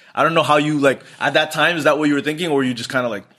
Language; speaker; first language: English; non-native, local second language; Kinyarwanda